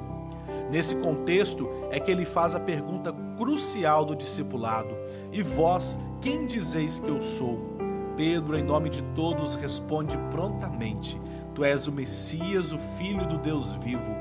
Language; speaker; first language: Portuguese; native; Portuguese